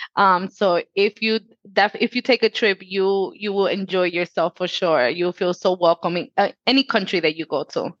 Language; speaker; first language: English; early bilingual, other home language; Spanish